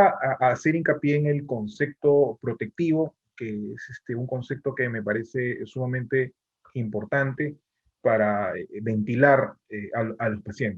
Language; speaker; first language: Spanish; native; Spanish